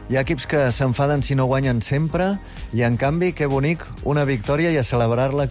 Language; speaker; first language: Catalan; native; Catalan